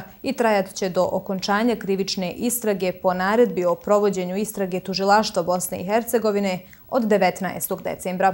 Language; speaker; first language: Serbian; native; Serbian